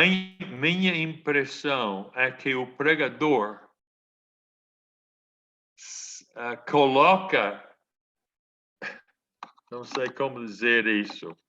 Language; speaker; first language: Portuguese; non-native, fluent; English